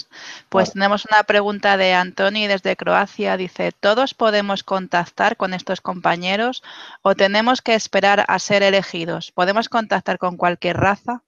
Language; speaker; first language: Spanish; native; Spanish